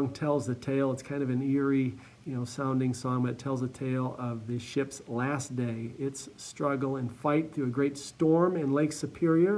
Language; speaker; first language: English; native; English